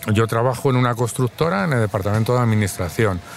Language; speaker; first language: Spanish; native; Spanish